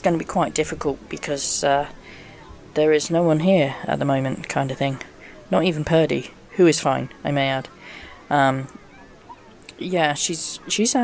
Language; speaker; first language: English; native; English